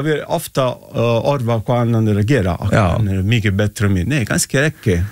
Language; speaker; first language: Icelandic; non-native, learner; Italian